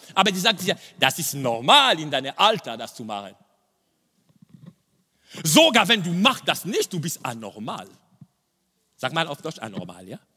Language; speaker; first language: German; non-native, fluent; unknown